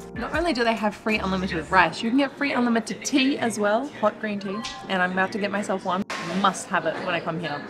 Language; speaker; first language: English; native; English